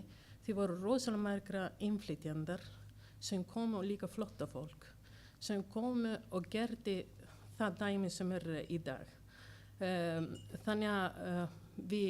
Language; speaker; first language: Icelandic; non-native, learner; Italian